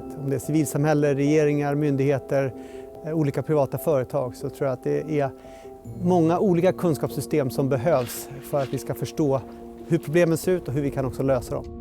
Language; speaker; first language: Swedish; native; Swedish